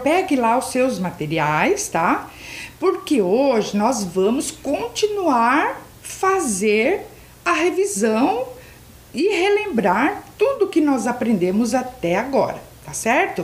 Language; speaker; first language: Portuguese; native; Portuguese